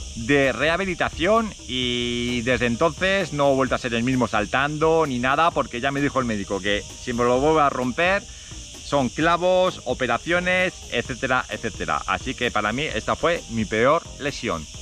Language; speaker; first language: Spanish; native; Spanish